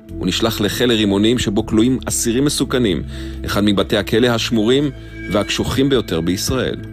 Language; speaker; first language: Hebrew; native; Hebrew